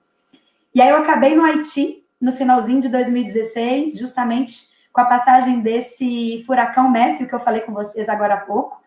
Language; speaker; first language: Portuguese; native; Portuguese